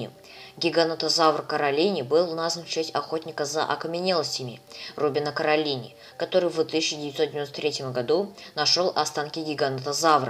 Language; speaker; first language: Russian; native; Russian